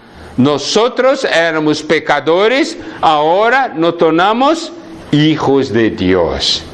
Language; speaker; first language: Spanish; non-native, fluent; Portuguese